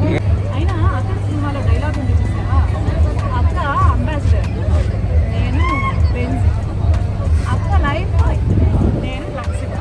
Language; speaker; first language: Telugu; native; Telugu